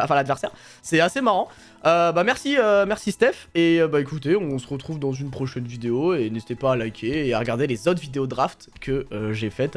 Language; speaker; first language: French; native; French